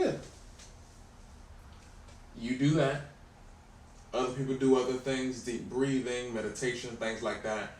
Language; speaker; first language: English; native; English